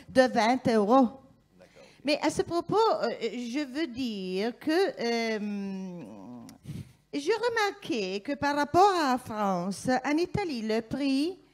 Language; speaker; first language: French; non-native, fluent; Italian